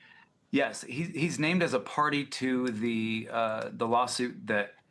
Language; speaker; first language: English; native; English